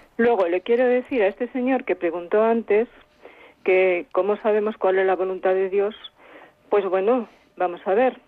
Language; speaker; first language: Spanish; native; Spanish